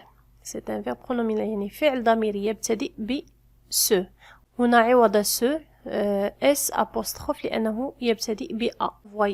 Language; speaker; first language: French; non-native, fluent; Arabic